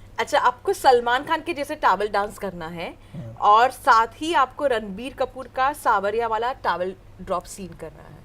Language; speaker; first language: Hindi; native; Hindi